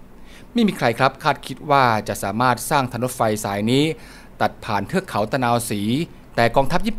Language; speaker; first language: Thai; native; Thai